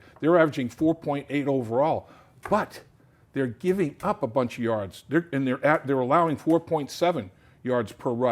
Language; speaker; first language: English; native; English